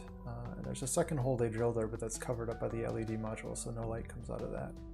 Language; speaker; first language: English; native; English